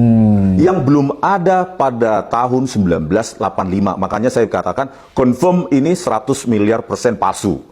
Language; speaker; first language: Indonesian; native; Indonesian